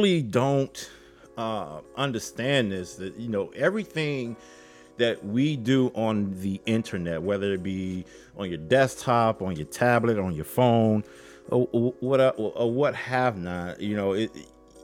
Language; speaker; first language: English; native; English